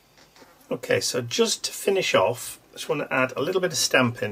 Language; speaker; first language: English; native; English